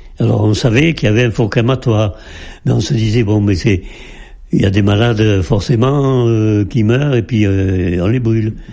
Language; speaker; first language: French; native; French